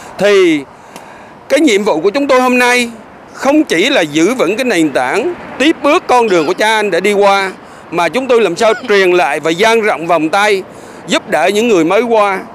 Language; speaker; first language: Vietnamese; native; Vietnamese